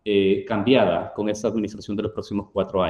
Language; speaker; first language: Spanish; native; Spanish